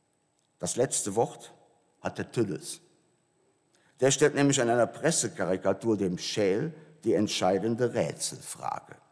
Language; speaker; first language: German; native; German